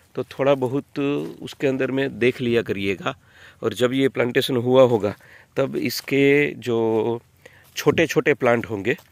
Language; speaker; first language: Hindi; non-native, local second language; Gujarati